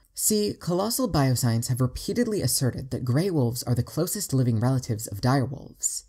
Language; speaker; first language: English; native; English